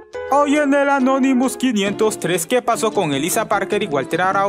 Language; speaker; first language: Spanish; native; Spanish